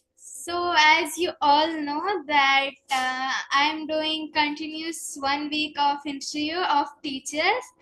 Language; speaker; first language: English; non-native, local second language; Kannada